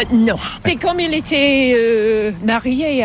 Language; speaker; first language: French; non-native, fluent; English